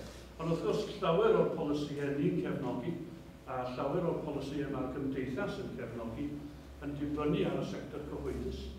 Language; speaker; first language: Welsh; native; Welsh